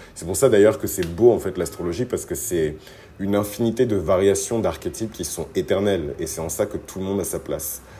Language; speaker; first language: French; early bilingual, other home language; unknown